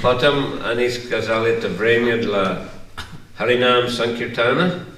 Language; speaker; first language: Russian; non-native, learner; English